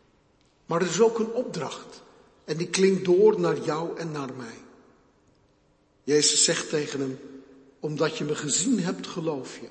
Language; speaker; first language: Dutch; native; Dutch